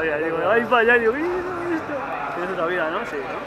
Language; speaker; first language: Spanish; native; Spanish